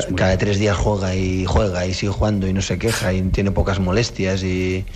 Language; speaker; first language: Spanish; non-native, local second language; Catalan